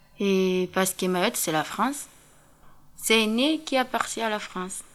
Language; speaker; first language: French; non-native, learner; Kinyarwanda